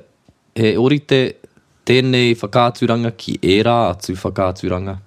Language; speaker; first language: Māori; non-native, local second language; English